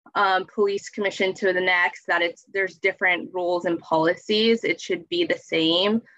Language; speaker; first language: English; native; English